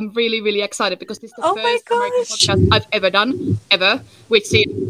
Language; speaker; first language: English; non-native, fluent; Finnish